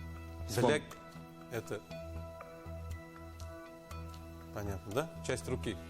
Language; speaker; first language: Russian; non-native, local second language; Tatar